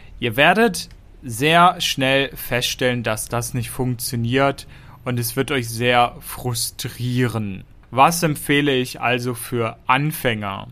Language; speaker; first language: German; native; German